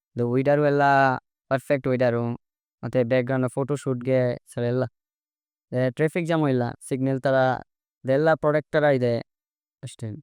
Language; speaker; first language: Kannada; non-native, learner; Assamese